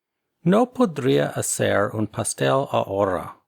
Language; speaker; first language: Spanish; non-native, fluent; English